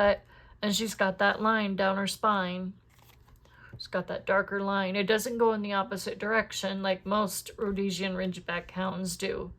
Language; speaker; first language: English; native; English